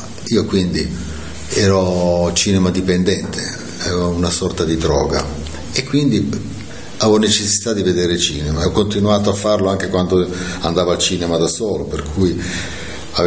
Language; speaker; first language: Italian; native; Italian